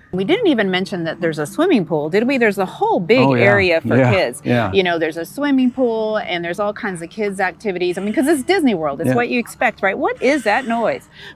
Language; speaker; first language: English; native; English